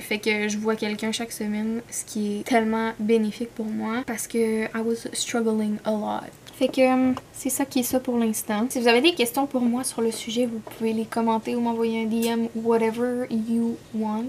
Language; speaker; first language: French; native; French